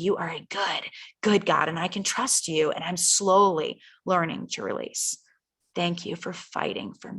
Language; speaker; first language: English; native; English